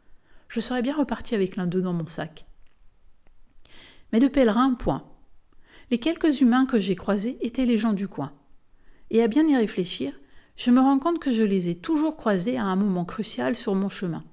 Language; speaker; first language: French; native; French